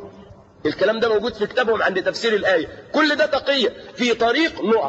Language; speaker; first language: Arabic; native; Arabic